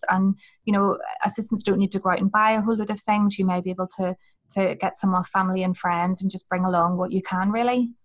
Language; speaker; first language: English; native; English